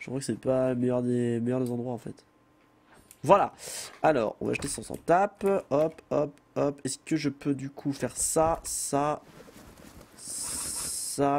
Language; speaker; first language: French; native; French